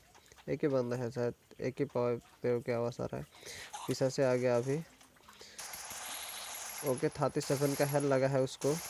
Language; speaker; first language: Hindi; non-native, local second language; Assamese